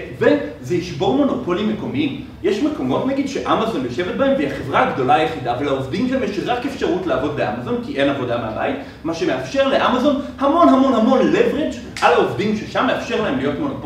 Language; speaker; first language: Hebrew; native; Hebrew